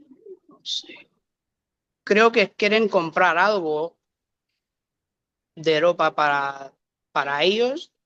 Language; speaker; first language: Spanish; non-native, learner; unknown